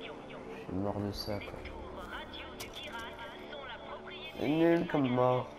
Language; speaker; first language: French; native; French